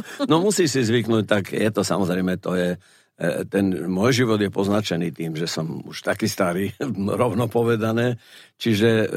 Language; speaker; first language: Slovak; native; Slovak